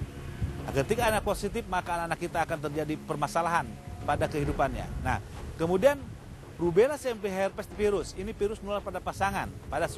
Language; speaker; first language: Indonesian; native; Indonesian